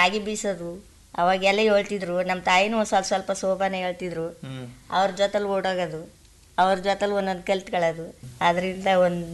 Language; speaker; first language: Kannada; native; Kannada